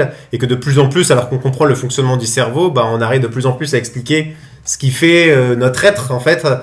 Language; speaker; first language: French; native; French